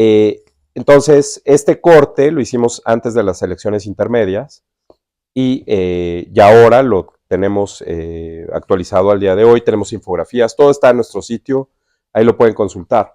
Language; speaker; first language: Spanish; native; Spanish